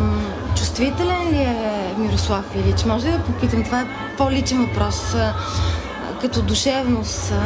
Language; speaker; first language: Bulgarian; native; Bulgarian